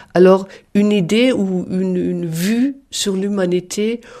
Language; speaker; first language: French; non-native, fluent; German